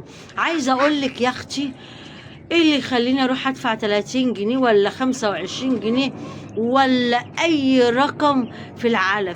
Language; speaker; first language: Arabic; native; Arabic